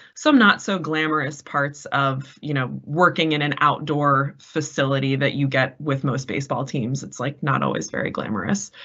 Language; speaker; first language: English; native; English